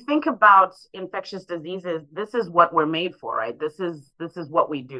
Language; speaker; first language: English; non-native, local second language; Shona